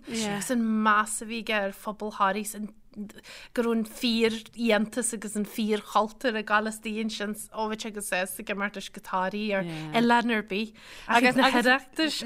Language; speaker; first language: Irish; native; Irish